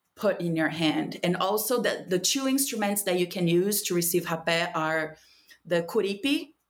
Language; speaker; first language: English; non-native, fluent; Portuguese